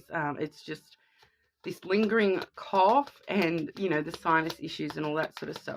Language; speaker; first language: English; native; English